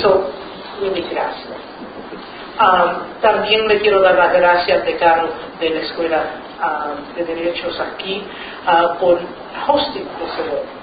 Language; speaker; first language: Spanish; non-native, learner; English